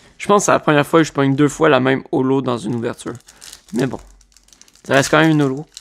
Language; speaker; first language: French; native; French